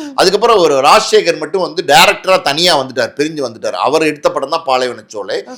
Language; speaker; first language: Tamil; native; Tamil